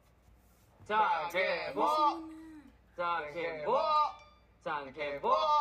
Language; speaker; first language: Japanese; non-native, learner; Korean